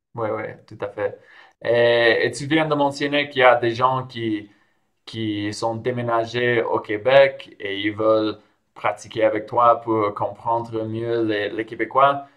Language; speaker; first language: French; non-native, fluent; English